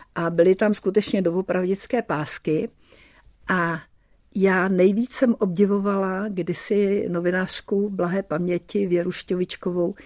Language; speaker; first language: Czech; early bilingual, heritage; Czech